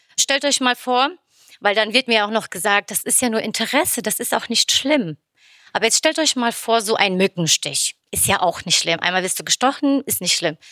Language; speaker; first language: German; early bilingual, other home language; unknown